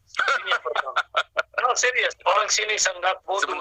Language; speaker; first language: Indonesian; non-native, fluent; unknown